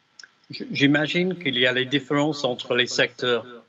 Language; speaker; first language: French; non-native, fluent; English